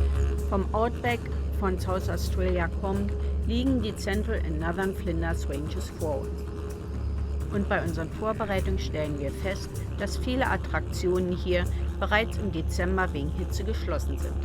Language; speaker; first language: German; native; German